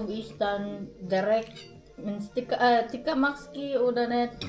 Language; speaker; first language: German; non-native, learner; Cebuano